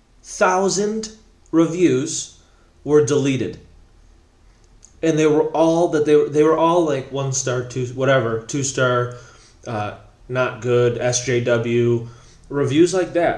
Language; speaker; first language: English; native; English